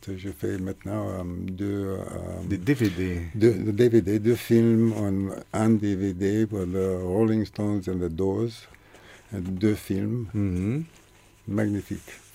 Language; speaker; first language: French; non-native, learner; English